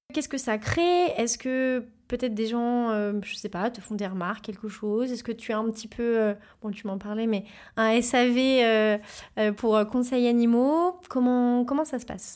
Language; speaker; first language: French; native; French